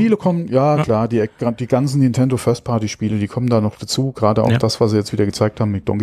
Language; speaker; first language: German; native; German